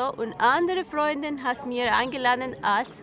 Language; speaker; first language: German; non-native, learner; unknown